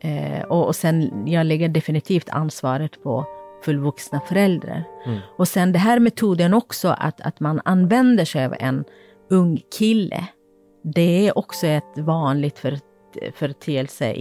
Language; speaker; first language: Swedish; non-native, fluent; Kurdish